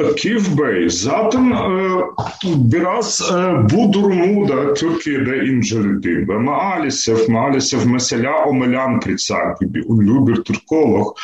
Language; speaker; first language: Turkish; non-native, fluent; Ukrainian